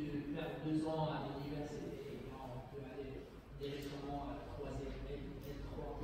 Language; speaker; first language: French; non-native, learner; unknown